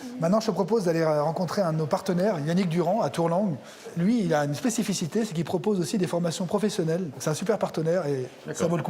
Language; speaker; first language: French; native; French